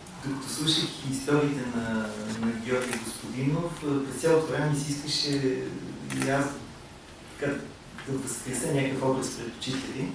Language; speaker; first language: Bulgarian; native; Bulgarian